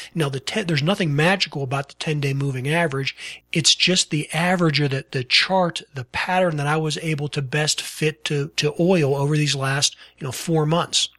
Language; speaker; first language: English; native; English